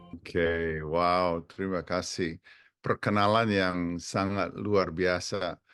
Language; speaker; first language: Indonesian; non-native, fluent; English